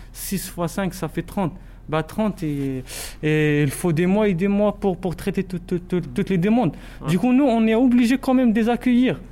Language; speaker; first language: French; non-native, local second language; Arabic